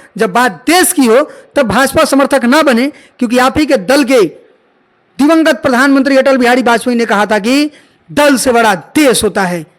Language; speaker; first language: Hindi; native; Hindi